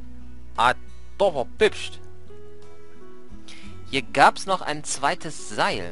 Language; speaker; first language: German; native; German